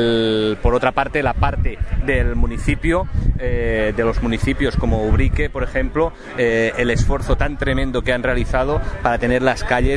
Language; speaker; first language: Spanish; native; Spanish